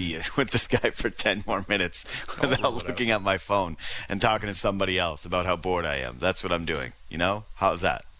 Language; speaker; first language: English; native; English